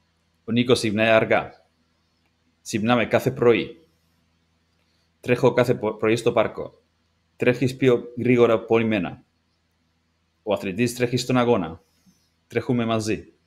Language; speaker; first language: Greek; non-native, learner; English